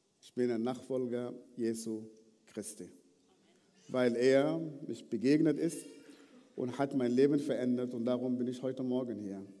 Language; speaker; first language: German; non-native, fluent; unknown